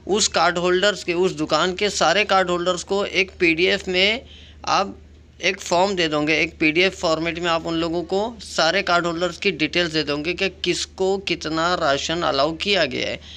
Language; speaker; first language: Hindi; non-native, local second language; Urdu